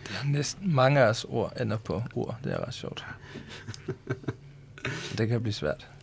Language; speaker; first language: Danish; non-native, local second language; Faroese